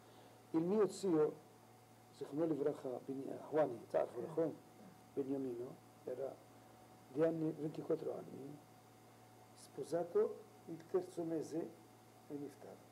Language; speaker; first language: Italian; non-native, local second language; Arabic